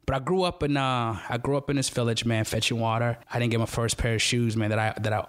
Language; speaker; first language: English; non-native, local second language; Ganda